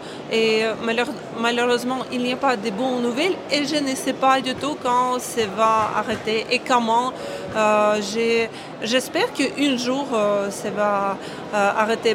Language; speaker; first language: French; non-native, learner; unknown